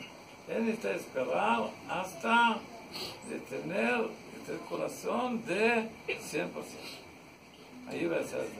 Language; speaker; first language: Spanish; non-native, learner; Hebrew